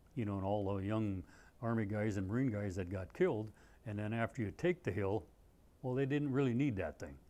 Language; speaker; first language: English; native; English